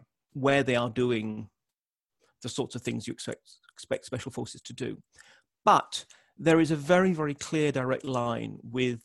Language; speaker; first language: English; native; English